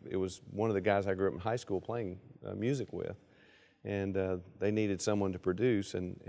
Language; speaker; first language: English; native; English